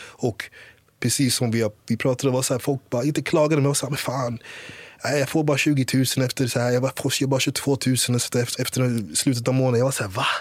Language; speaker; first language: Swedish; early bilingual, other home language; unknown